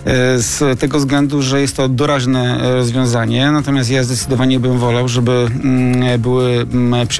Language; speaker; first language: Polish; native; Polish